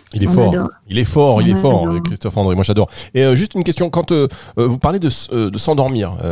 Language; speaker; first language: French; native; French